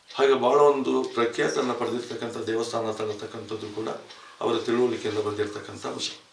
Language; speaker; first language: Kannada; native; Kannada